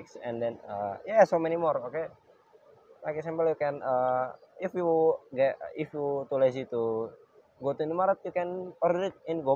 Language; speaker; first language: English; non-native, learner; Indonesian